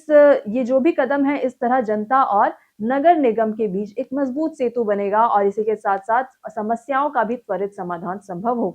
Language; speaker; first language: Hindi; native; Hindi